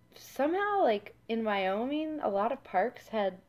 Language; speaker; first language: English; native; English